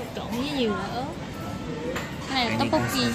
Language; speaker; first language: Vietnamese; native; Vietnamese